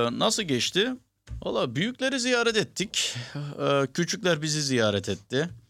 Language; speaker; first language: Turkish; early bilingual, heritage; Turkish